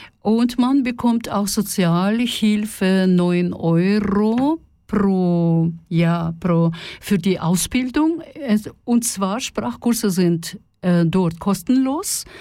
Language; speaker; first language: German; non-native, fluent; Russian